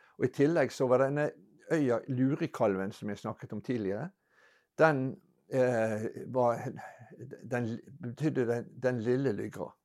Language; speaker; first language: Norwegian; native; Norwegian